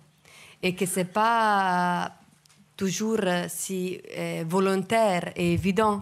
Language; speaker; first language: French; non-native, fluent; Italian